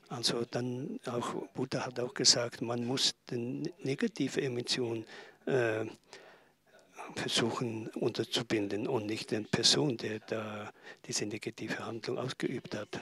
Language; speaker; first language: German; non-native, learner; Tibetan